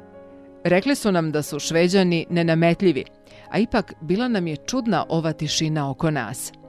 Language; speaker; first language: Bosnian; native; Bosnian